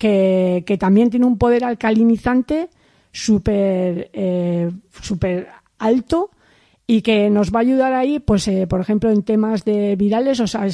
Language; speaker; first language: Spanish; native; Spanish